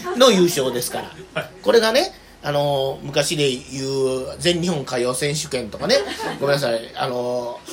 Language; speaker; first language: Japanese; native; Japanese